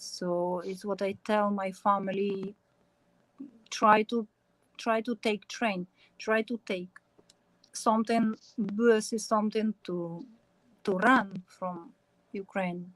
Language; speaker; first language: English; non-native, learner; Ukrainian